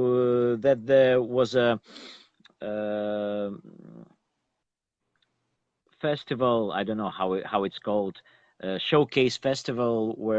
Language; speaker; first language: English; non-native, learner; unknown